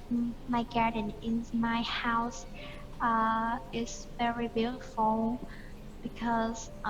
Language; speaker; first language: English; non-native, learner; Vietnamese